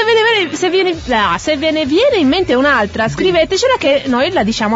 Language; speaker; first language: Italian; native; Italian